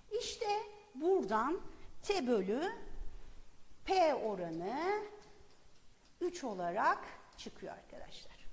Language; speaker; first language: Turkish; native; Turkish